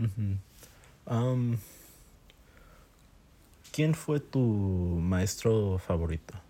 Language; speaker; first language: Spanish; early bilingual, heritage; Spanish